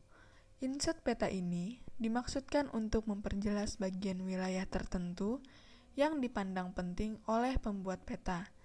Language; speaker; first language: Indonesian; native; Indonesian